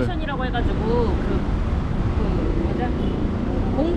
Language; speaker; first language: Korean; native; Korean